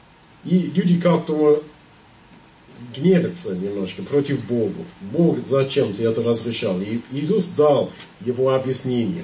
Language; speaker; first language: Russian; non-native, fluent; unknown